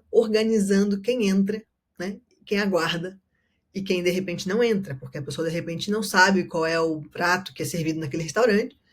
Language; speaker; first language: Portuguese; native; Portuguese